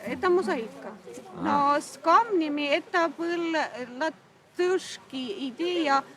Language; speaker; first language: Russian; non-native, learner; Latvian